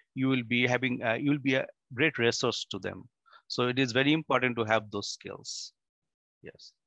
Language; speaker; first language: English; non-native, local second language; Bangla